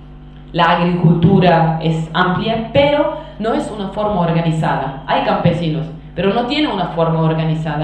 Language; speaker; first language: Spanish; non-native, fluent; Kurdish